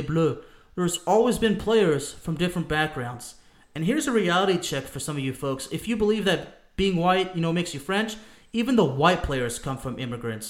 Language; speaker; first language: English; native; English